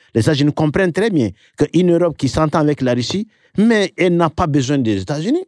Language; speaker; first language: French; non-native, local second language; Bambara